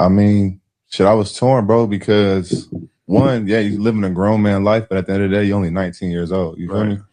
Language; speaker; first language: English; native; English